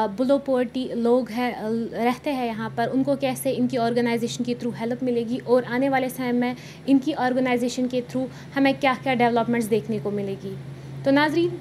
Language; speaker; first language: Hindi; non-native, local second language; Kashmiri